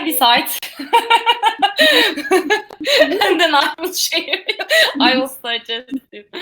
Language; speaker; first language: English; non-native, learner; Turkish